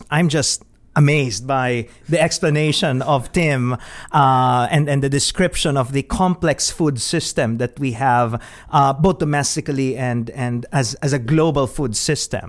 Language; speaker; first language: English; non-native, local second language; Filipino